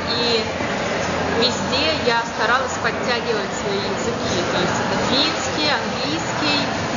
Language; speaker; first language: Russian; native; Russian